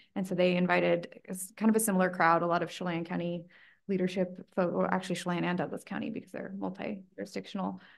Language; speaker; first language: English; native; English